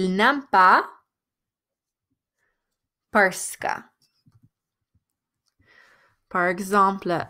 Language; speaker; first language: French; non-native, fluent; English